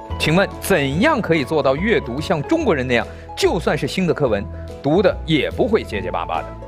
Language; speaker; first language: Chinese; native; Chinese